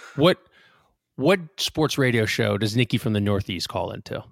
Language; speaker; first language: English; native; English